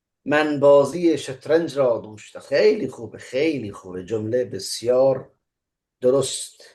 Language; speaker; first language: Persian; non-native, fluent; Urdu